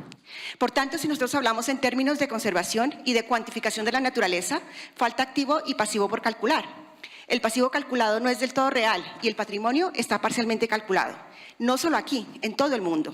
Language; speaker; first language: Spanish; native; Spanish